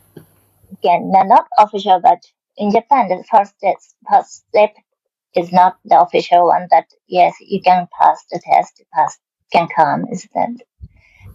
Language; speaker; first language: English; non-native, learner; Japanese